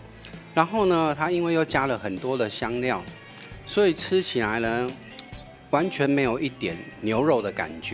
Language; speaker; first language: Chinese; native; Chinese